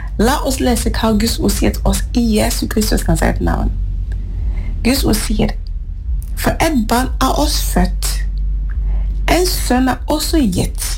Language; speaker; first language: Norwegian; non-native, fluent; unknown